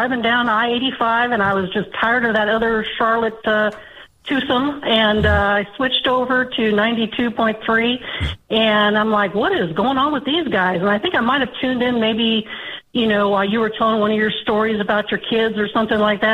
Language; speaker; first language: English; native; English